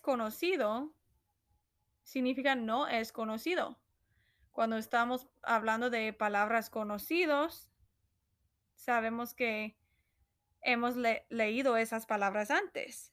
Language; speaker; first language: Spanish; non-native, fluent; English